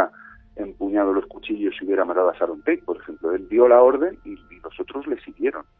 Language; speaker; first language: Spanish; native; Spanish